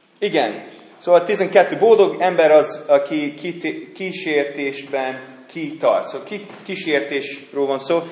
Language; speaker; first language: Hungarian; non-native, fluent; English